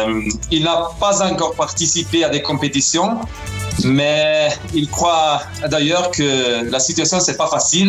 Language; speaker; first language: French; non-native, fluent; Italian